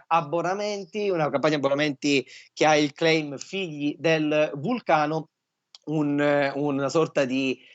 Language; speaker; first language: Italian; native; Italian